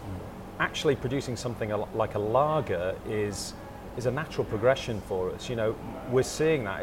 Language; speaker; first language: English; native; English